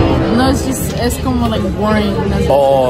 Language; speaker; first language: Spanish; early bilingual, heritage; English